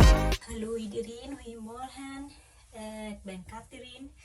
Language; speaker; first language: Dutch; non-native, fluent; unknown